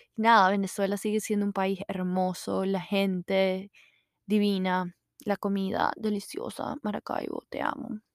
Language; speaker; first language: Spanish; native; Spanish